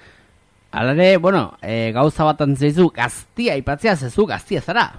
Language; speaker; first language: Basque; native; Basque